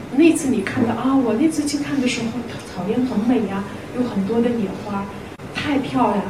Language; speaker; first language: Chinese; non-native, local second language; Mongolian